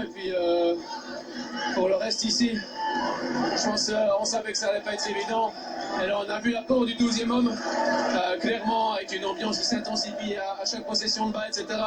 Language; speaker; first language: French; native; French